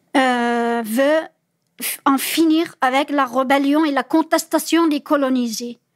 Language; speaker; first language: French; non-native, fluent; Chinese